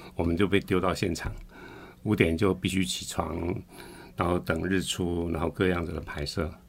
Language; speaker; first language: Chinese; native; Chinese